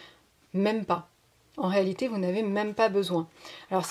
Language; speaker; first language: French; native; French